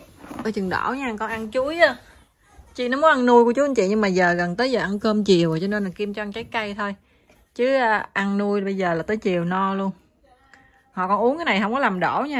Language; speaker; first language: Vietnamese; native; Vietnamese